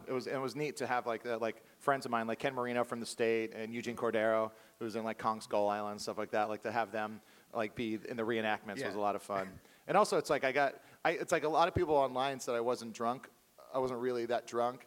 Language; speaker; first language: English; native; English